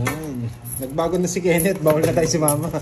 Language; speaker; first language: Filipino; native; Filipino